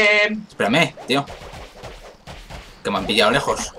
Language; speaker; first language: Spanish; native; Spanish